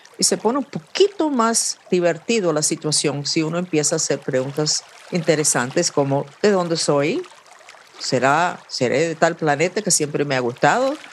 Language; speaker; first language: Spanish; non-native, fluent; English